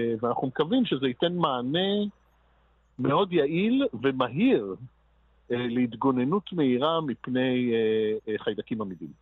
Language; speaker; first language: Hebrew; native; Hebrew